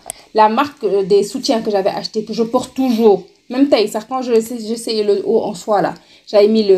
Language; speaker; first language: French; non-native, local second language; Wolof